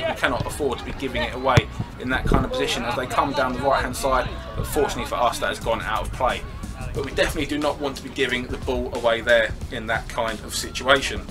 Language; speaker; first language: English; native; English